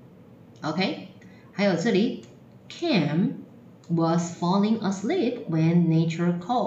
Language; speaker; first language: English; non-native, fluent; Chinese